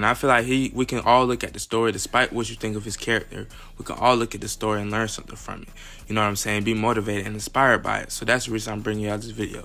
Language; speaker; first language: English; native; English